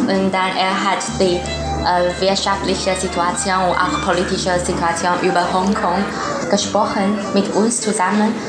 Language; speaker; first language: German; non-native, learner; Chinese